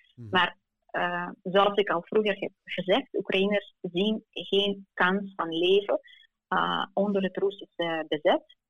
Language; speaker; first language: Dutch; non-native, fluent; Ukrainian